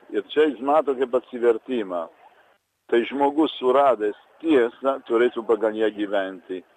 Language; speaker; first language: Lithuanian; early bilingual, heritage; Lithuanian